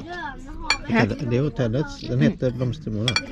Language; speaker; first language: Swedish; native; Swedish